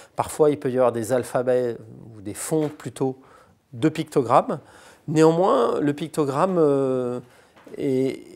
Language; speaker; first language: French; native; French